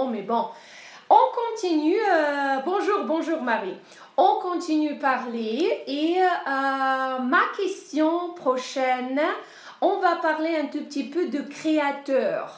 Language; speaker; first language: French; non-native, fluent; Russian